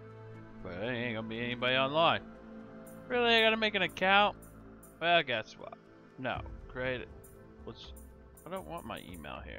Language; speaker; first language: English; native; English